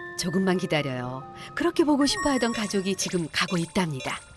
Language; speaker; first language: Korean; native; Korean